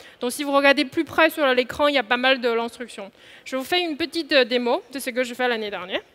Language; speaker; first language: French; non-native, fluent; Chinese